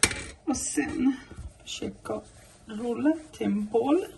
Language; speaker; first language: Swedish; non-native, learner; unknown